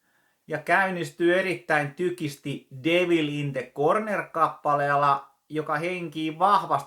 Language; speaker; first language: Finnish; native; Finnish